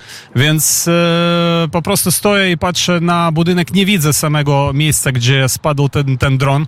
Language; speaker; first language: Polish; non-native, fluent; Ukrainian